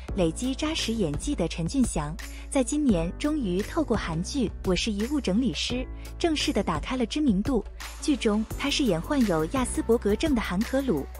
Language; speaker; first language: Chinese; native; Chinese